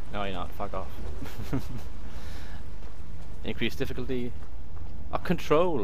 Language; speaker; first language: English; native; English